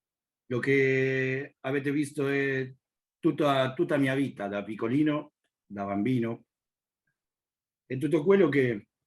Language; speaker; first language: Italian; non-native, learner; Spanish